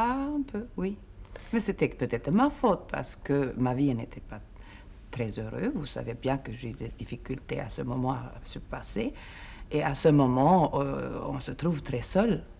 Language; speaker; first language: French; non-native, fluent; Swedish